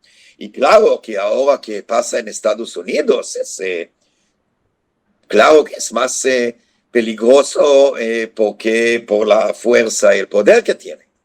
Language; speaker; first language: Spanish; non-native, fluent; Hebrew